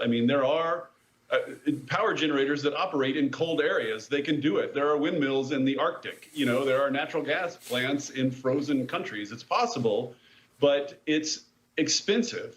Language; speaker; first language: English; native; English